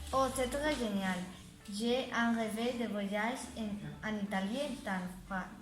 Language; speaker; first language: French; non-native, learner; Spanish